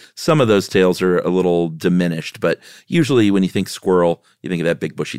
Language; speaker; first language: English; native; English